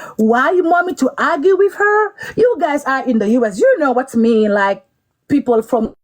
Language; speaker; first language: English; non-native, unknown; Wolof